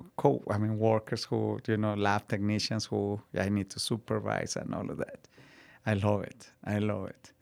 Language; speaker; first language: English; non-native, learner; Spanish